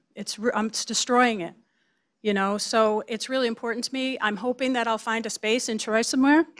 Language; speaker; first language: English; native; English